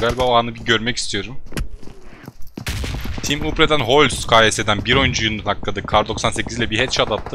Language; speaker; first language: Turkish; native; Turkish